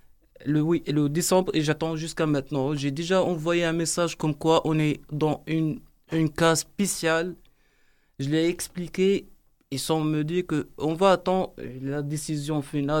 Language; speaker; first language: French; non-native, learner; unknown